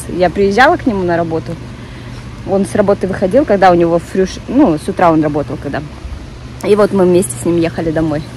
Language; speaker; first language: Russian; native; Russian